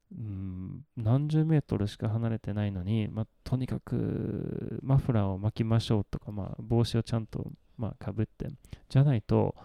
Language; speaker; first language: Japanese; non-native, fluent; Swedish